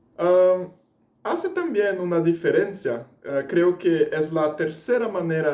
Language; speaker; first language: Spanish; non-native, fluent; Portuguese